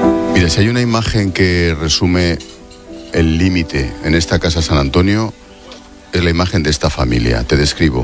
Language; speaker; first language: Spanish; native; Spanish